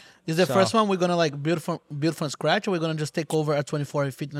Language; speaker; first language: English; non-native, fluent; Portuguese